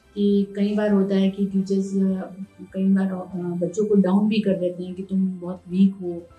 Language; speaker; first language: Hindi; native; Hindi